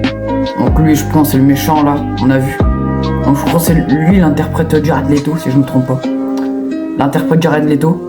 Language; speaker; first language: French; native; French